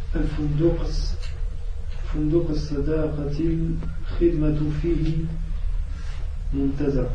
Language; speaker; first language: Arabic; non-native, learner; French